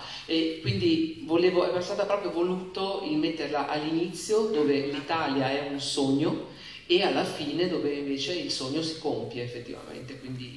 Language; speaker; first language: Italian; native; Italian